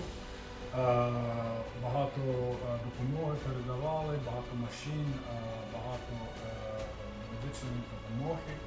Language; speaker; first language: Ukrainian; non-native, fluent; English